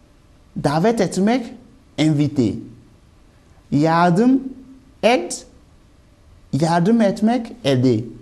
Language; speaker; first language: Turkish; non-native, learner; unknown